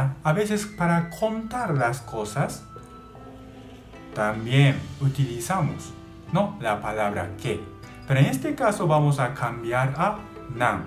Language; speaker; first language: Spanish; non-native, learner; Japanese